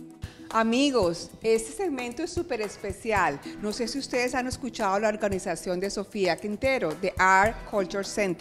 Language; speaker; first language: Spanish; native; Spanish